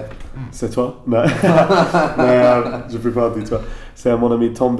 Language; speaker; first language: French; non-native, learner; English